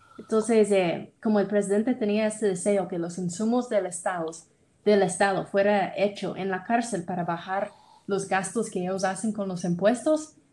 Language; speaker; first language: Spanish; non-native, fluent; English